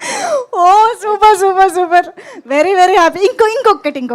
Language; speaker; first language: Telugu; native; Telugu